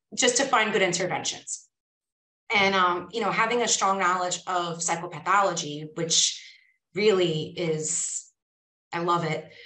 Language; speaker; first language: English; native; English